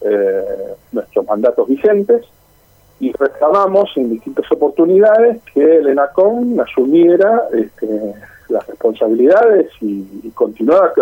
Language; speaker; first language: Spanish; native; Spanish